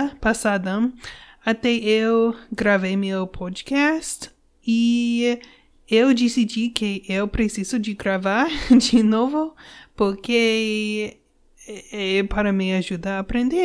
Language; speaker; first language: Portuguese; non-native, learner; English